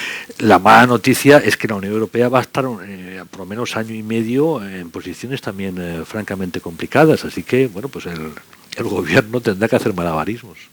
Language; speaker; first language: Spanish; native; Spanish